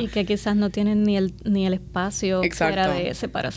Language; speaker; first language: Spanish; native; Spanish